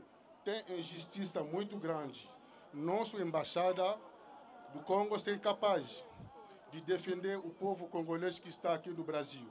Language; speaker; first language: Portuguese; non-native, learner; Lingala